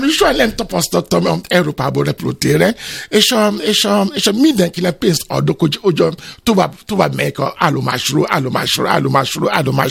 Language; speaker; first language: Hungarian; non-native, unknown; Yoruba